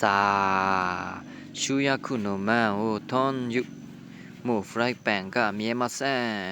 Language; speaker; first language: Japanese; non-native, learner; Vietnamese